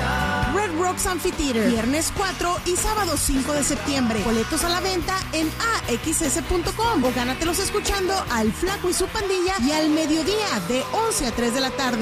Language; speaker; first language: Spanish; native; Spanish